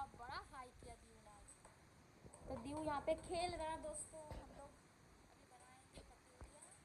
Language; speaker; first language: Hindi; native; Hindi